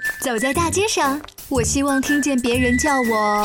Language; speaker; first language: Chinese; native; Chinese